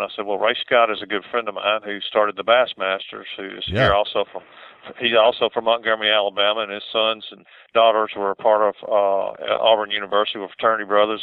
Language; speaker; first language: English; native; English